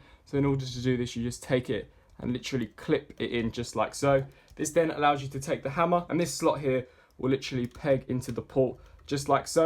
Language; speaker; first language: English; native; English